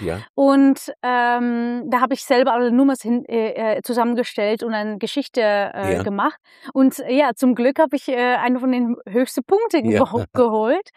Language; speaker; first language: German; non-native, fluent; Dutch